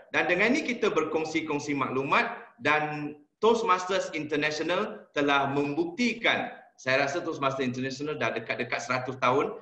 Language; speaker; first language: Malay; non-native, local second language; Chinese